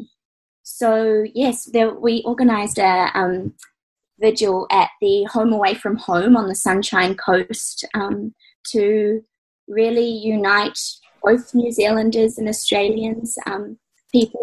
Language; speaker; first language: English; native; English